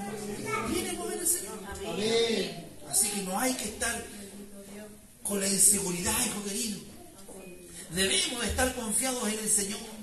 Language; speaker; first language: Spanish; native; Spanish